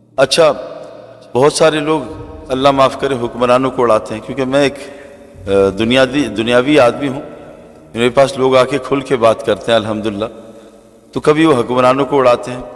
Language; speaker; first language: Urdu; native; Urdu